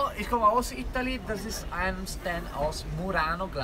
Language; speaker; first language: German; non-native, learner; Italian